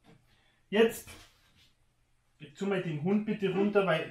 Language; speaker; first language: German; native; German